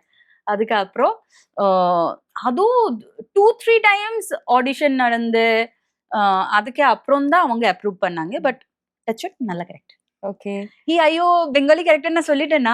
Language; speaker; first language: Tamil; non-native, local second language; Bangla